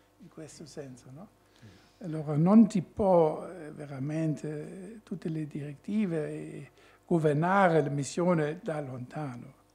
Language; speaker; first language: Italian; non-native, fluent; German